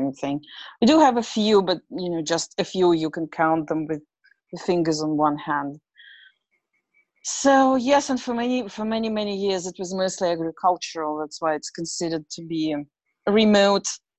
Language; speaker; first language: English; non-native, fluent; Russian